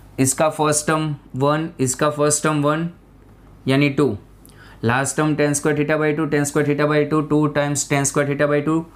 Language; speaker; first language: Hindi; non-native, local second language; Gujarati